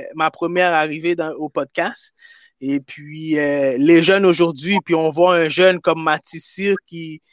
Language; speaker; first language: French; native; French